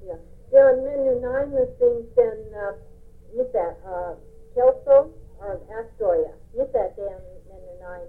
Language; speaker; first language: Finnish; early bilingual, heritage; English